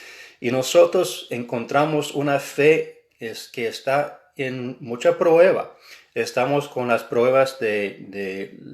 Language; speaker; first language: Spanish; non-native, fluent; English